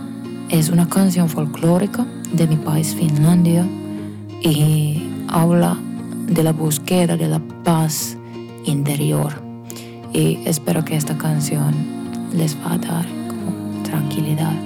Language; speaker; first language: Spanish; non-native, fluent; Finnish